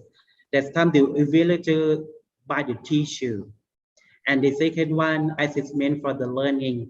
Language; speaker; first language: English; non-native, learner; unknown